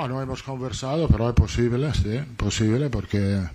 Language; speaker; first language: Spanish; non-native, fluent; Italian